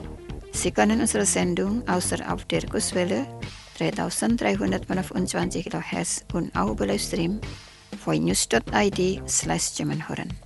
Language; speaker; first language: German; non-native, fluent; Indonesian